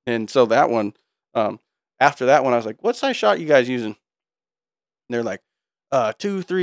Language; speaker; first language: English; native; English